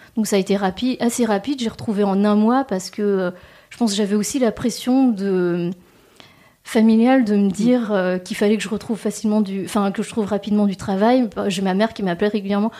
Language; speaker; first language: French; native; French